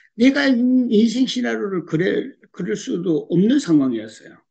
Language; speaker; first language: Korean; early bilingual, heritage; Korean